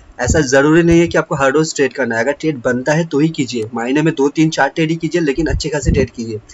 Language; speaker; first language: Hindi; non-native, local second language; Bangla